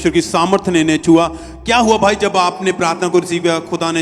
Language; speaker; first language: Hindi; native; Hindi